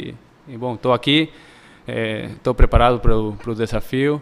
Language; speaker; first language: Portuguese; early bilingual, heritage; Spanish